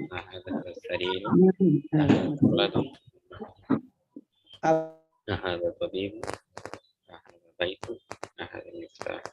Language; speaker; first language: Arabic; non-native, learner; Bangla